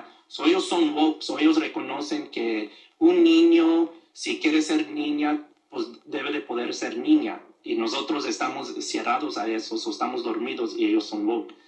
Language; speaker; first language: Spanish; early bilingual, other home language; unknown